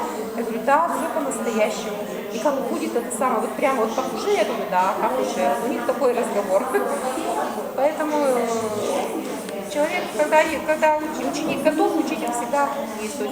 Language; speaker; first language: Russian; native; Russian